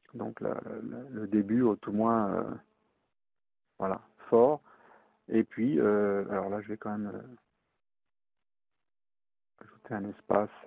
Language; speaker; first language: French; native; French